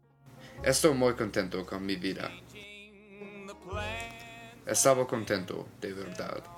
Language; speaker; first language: Spanish; non-native, learner; English